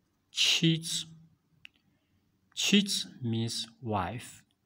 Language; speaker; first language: English; non-native, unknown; Chinese